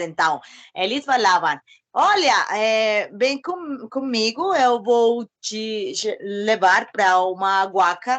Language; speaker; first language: Portuguese; non-native, learner; Spanish